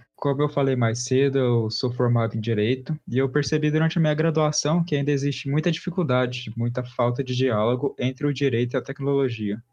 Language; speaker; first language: Portuguese; native; Portuguese